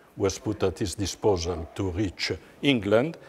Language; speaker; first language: English; non-native, fluent; Italian